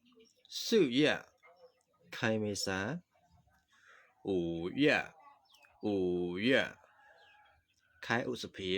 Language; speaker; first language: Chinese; non-native, fluent; Khmer